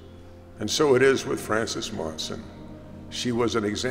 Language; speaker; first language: English; native; English